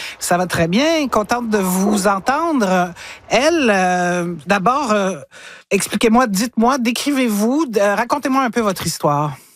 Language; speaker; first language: French; native; French